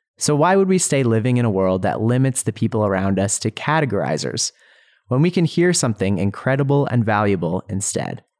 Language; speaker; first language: English; native; English